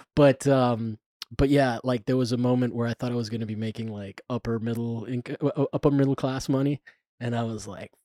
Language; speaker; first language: English; native; English